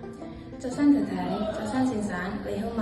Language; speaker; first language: Cantonese; non-native, learner; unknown